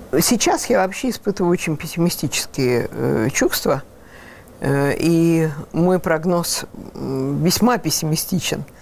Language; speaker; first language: Russian; native; Russian